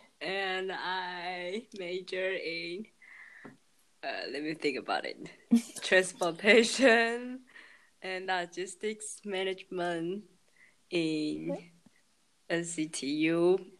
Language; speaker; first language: English; non-native, learner; Chinese